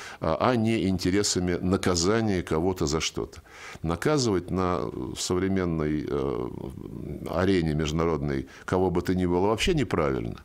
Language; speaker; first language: Russian; native; Russian